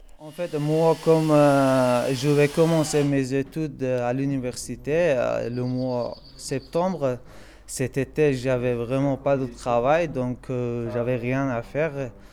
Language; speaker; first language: French; non-native, fluent; Persian